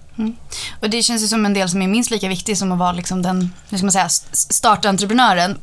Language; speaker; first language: Swedish; native; Swedish